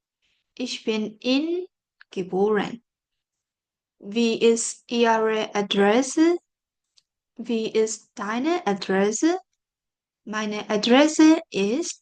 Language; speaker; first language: German; non-native, fluent; Burmese